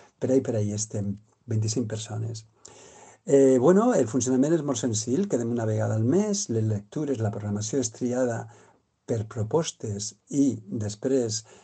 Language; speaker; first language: Catalan; non-native, local second language; Spanish